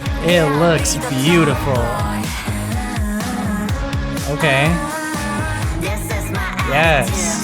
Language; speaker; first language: English; native; English